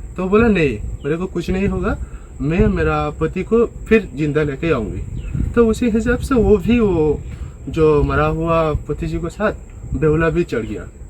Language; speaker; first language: Hindi; non-native, local second language; Bangla